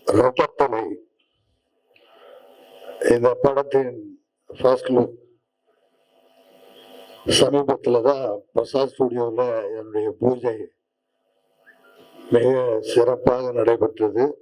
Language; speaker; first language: Tamil; native; Tamil